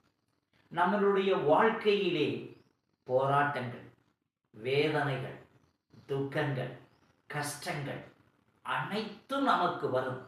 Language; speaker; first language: Tamil; native; Tamil